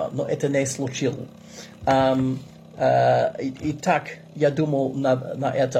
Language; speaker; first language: Russian; non-native, learner; English